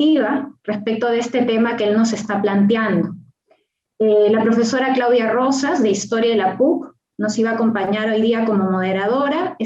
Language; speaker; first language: Spanish; native; Spanish